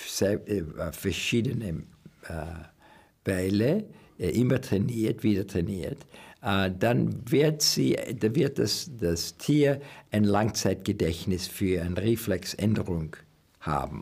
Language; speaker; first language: German; non-native, learner; English